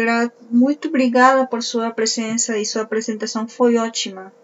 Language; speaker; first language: Portuguese; non-native, fluent; Spanish